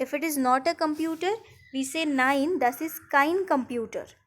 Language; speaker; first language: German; non-native, fluent; Marathi